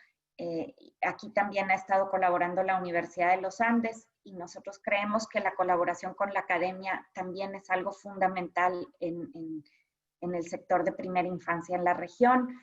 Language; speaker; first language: Spanish; native; Spanish